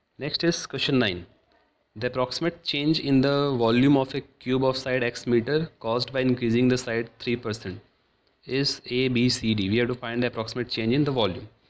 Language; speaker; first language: English; non-native, local second language; Hindi